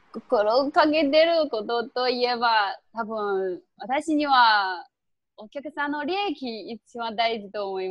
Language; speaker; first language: Japanese; non-native, fluent; Chinese